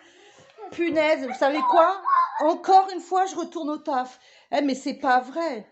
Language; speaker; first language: French; native; French